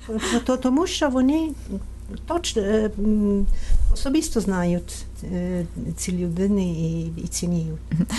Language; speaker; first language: Ukrainian; non-native, fluent; Italian